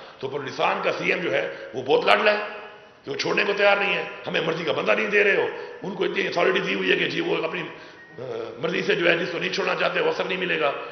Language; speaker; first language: Urdu; non-native, local second language; Pashto